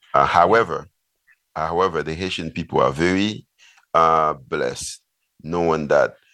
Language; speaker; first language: English; non-native, fluent; Haitian Creole